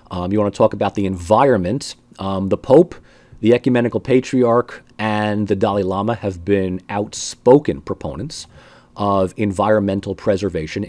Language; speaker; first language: English; native; English